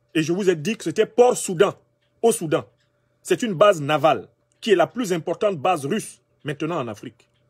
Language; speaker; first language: French; non-native, local second language; Basaa